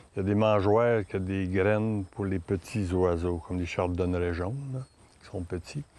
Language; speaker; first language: French; native; French